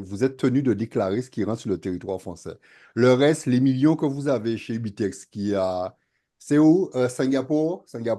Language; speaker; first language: French; native; French